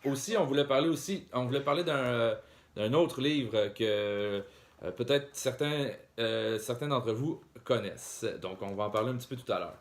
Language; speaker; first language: French; native; French